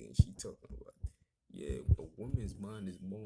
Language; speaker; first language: English; native; English